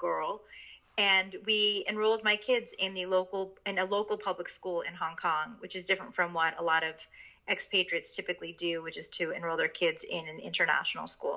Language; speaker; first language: English; early bilingual, other home language; Japanese